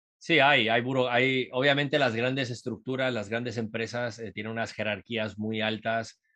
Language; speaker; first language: Spanish; native; Spanish